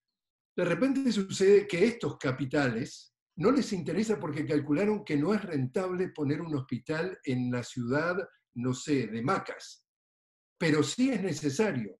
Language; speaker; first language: Spanish; native; Spanish